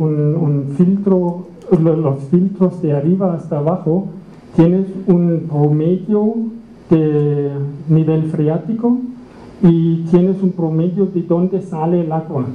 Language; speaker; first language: Spanish; non-native, fluent; German